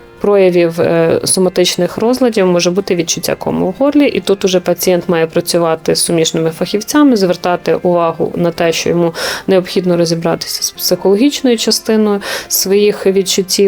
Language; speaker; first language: Ukrainian; native; Ukrainian